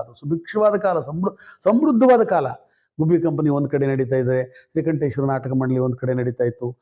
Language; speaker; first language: Kannada; native; Kannada